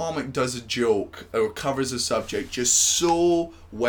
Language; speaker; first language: English; native; English